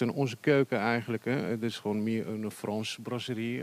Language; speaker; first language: Dutch; non-native, fluent; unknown